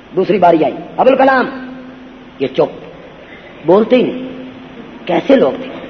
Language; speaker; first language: Urdu; non-native, local second language; Punjabi